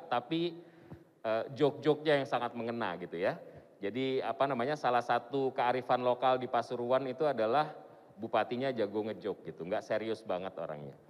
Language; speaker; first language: Indonesian; native; Indonesian